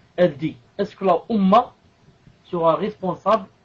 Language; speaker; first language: French; non-native, local second language; Arabic